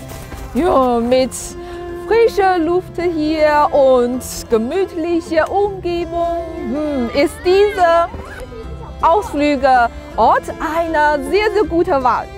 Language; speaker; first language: German; non-native, fluent; Chinese